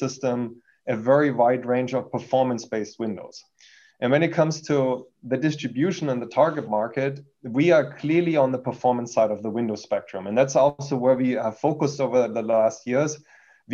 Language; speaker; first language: English; non-native, fluent; German